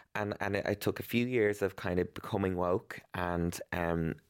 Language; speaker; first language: English; native; English